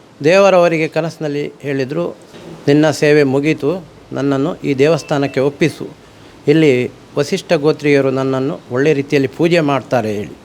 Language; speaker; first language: Kannada; non-native, local second language; Konkani